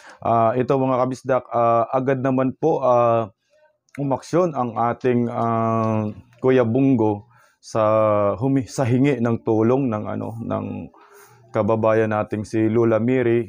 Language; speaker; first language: Filipino; non-native, local second language; Cebuano